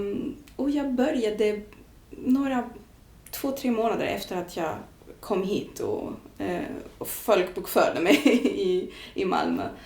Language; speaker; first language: Swedish; non-native, fluent; Greek